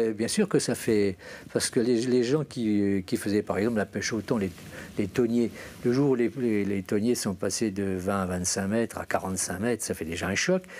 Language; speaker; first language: French; native; French